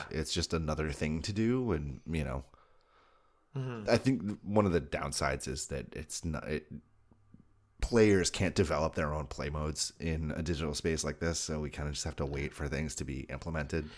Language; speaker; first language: English; native; English